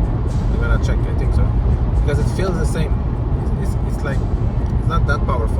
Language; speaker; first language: English; non-native, fluent; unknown